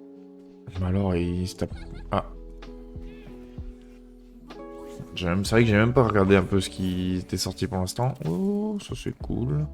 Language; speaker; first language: French; native; French